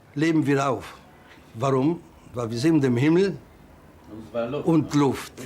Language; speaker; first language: German; non-native, learner; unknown